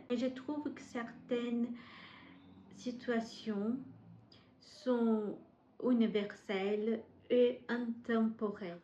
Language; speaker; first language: French; non-native, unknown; Portuguese